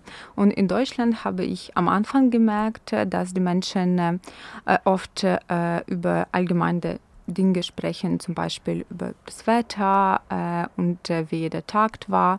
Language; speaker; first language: German; non-native, fluent; Ukrainian